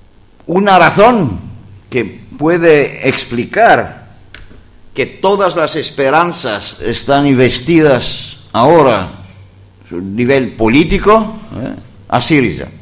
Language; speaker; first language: Spanish; non-native, learner; Greek